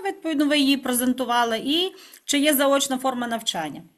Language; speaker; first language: Ukrainian; native; Ukrainian